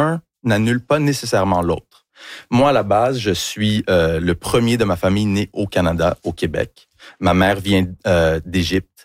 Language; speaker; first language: French; early bilingual, other home language; English